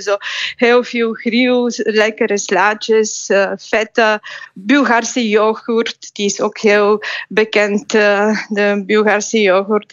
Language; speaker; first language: Dutch; non-native, fluent; Bulgarian